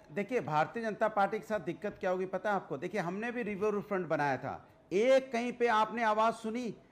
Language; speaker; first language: Hindi; native; Hindi